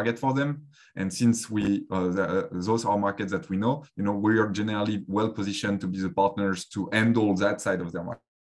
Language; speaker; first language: English; non-native, fluent; French